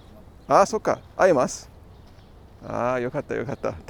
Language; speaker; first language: Japanese; non-native, learner; English